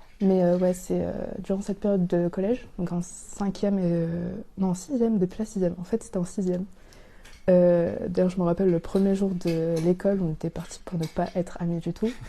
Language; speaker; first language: French; native; French